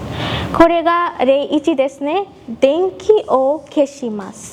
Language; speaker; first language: Japanese; non-native, fluent; Bangla